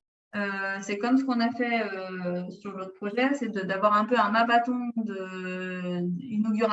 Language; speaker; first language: French; native; French